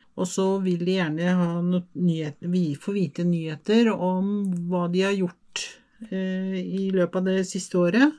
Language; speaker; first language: Norwegian; non-native, fluent; Spanish